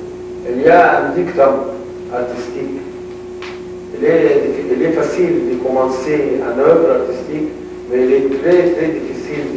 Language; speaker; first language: French; non-native, local second language; Arabic